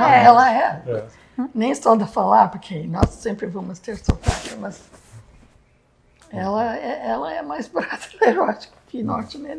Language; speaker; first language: Portuguese; non-native, fluent; English